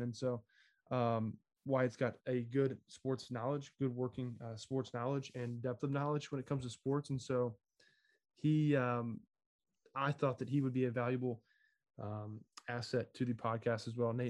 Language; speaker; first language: English; native; English